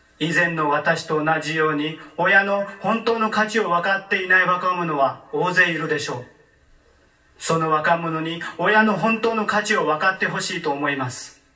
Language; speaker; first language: Japanese; non-native, learner; Marathi